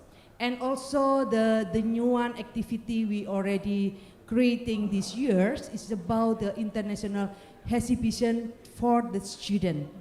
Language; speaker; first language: English; non-native, learner; Indonesian